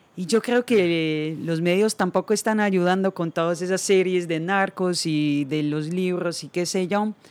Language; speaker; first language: Spanish; non-native, fluent; Dutch